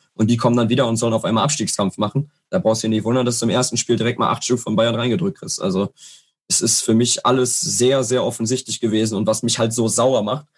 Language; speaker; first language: German; native; German